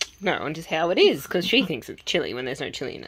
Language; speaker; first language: English; native; English